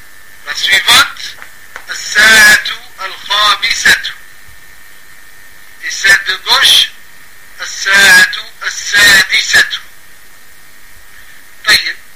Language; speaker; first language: Arabic; non-native, fluent; French